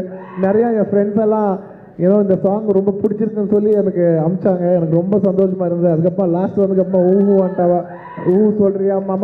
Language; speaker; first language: Tamil; non-native, local second language; Telugu